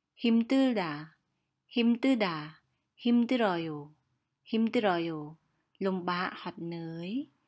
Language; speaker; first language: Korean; non-native, fluent; Khmer